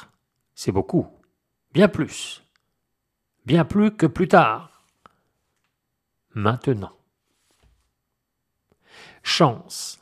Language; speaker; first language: French; native; French